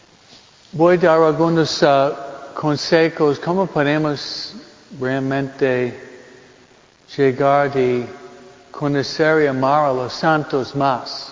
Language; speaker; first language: Spanish; non-native, fluent; English